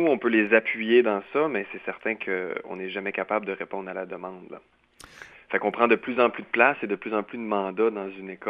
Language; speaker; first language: French; native; French